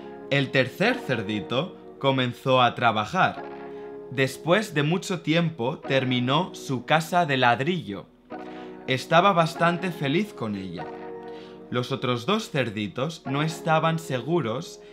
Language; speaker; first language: Spanish; native; Spanish